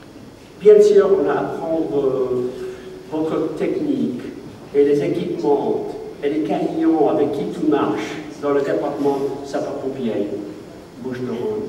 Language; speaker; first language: French; non-native, learner; English